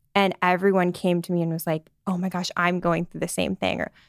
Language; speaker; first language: English; native; English